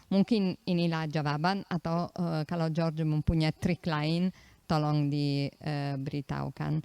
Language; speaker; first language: Indonesian; non-native, fluent; Italian